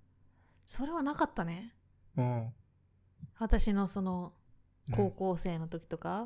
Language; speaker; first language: Japanese; native; Japanese